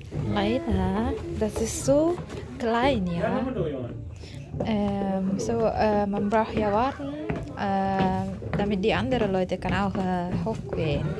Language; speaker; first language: German; non-native, learner; Indonesian